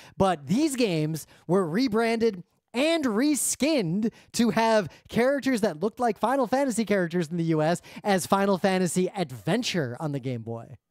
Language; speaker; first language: English; native; English